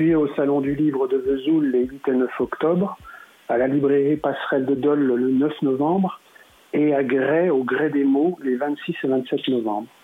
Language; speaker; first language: French; native; French